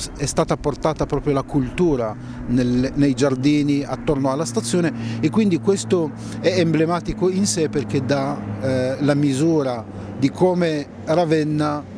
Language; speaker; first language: Italian; non-native, fluent; Arabic